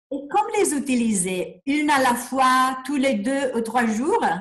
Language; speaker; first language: French; non-native, fluent; Italian